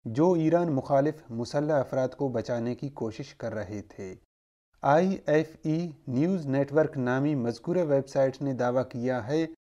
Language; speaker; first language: Urdu; non-native, local second language; Baluchi